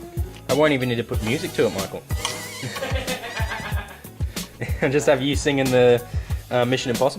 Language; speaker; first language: English; native; English